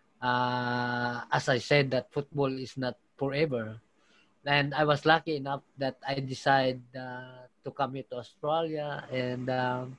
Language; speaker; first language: English; non-native, local second language; Filipino